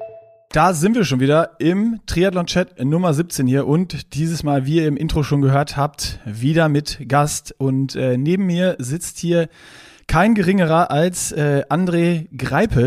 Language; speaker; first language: German; native; German